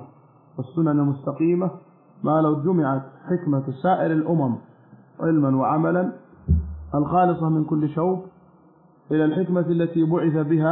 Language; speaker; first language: Arabic; native; Arabic